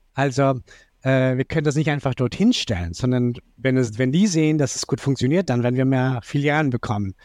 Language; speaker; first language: German; non-native, fluent; Spanish